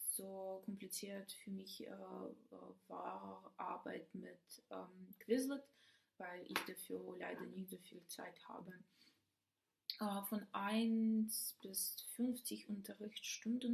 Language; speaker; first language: German; non-native, learner; Ukrainian